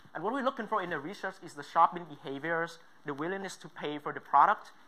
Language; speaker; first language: English; non-native, fluent; Vietnamese